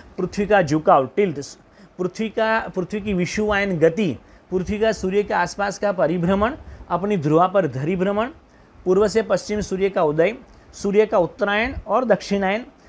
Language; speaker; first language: Hindi; non-native, local second language; Gujarati